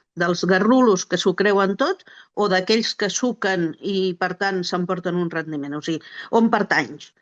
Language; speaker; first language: Catalan; native; Catalan